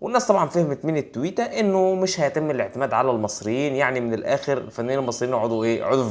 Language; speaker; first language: Arabic; native; Arabic